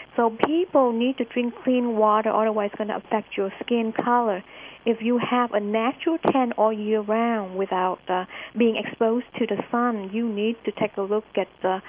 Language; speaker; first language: English; early bilingual, other home language; Vietnamese